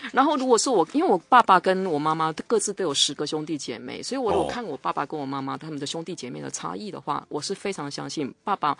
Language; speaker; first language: Chinese; non-native, local second language; Min Nan Chinese